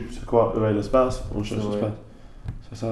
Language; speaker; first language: French; non-native, learner; English